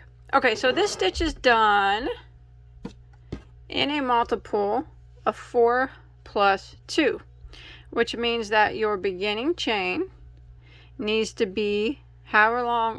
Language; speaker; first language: English; native; English